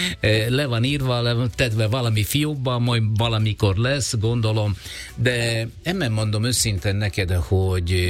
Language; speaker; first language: Hungarian; non-native, learner; Italian